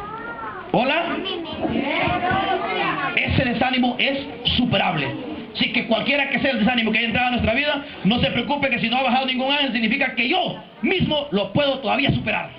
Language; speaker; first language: Spanish; native; Spanish